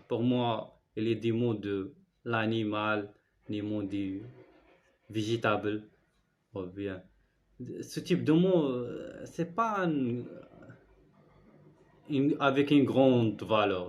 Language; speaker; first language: French; non-native, learner; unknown